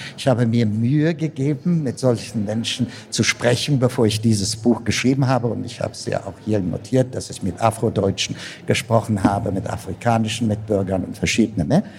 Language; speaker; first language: German; non-native, fluent; Amharic